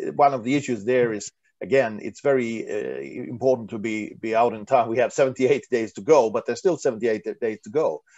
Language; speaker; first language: English; non-native, fluent; Swedish